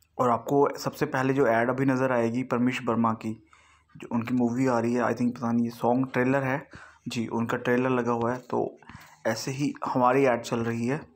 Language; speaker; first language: Hindi; non-native, local second language; Punjabi